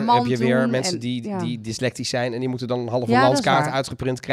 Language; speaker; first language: Dutch; native; Dutch